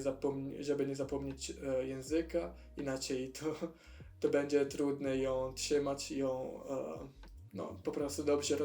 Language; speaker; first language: Polish; non-native, fluent; Italian